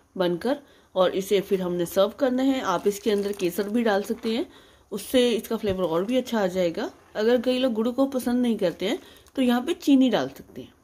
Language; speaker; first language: Hindi; non-native, local second language; Punjabi